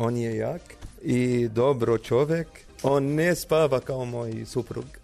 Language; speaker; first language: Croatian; non-native, learner; Arabic